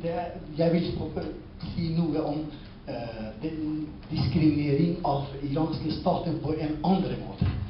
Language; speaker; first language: Norwegian; non-native, learner; Kurdish